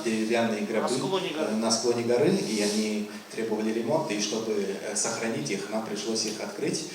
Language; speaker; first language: Russian; native; Russian